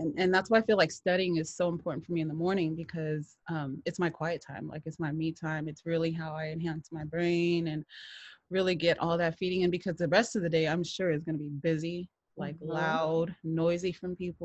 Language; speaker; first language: English; native; English